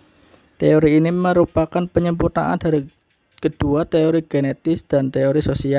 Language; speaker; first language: Indonesian; native; Indonesian